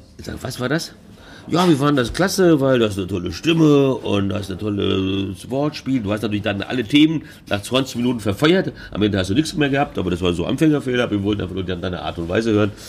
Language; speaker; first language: German; early bilingual, other home language; Hungarian